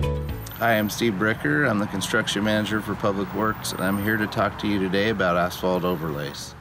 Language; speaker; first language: English; native; English